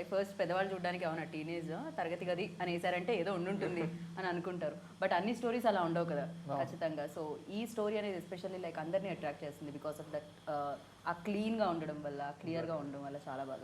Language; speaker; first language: Telugu; native; Telugu